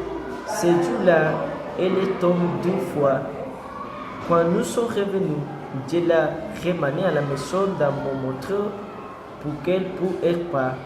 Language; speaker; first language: French; non-native, learner; Spanish